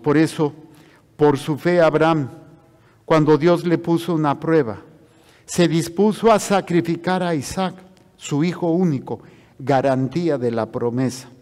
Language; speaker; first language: Spanish; native; Spanish